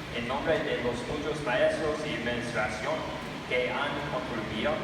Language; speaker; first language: Spanish; non-native, fluent; English